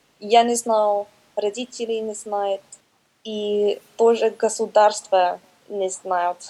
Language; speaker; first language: Russian; non-native, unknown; English